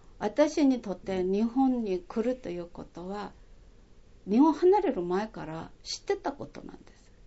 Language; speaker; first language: Japanese; non-native, fluent; Korean